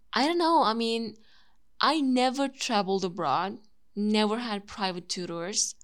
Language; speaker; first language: English; non-native, fluent; Turkish